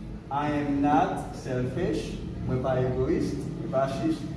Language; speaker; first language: English; non-native, fluent; Haitian Creole